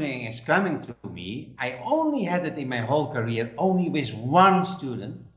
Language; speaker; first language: English; non-native, fluent; Dutch